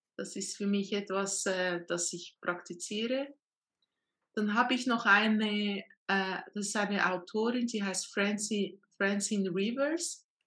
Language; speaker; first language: German; non-native, fluent; Portuguese